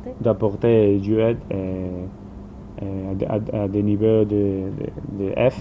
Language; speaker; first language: French; non-native, learner; Spanish